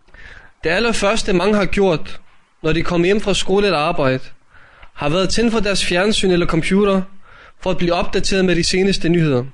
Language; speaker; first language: Danish; native; Danish